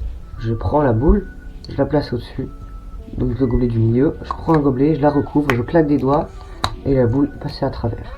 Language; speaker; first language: French; native; French